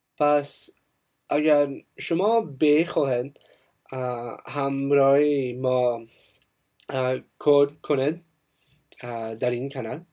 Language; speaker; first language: Persian; non-native, learner; English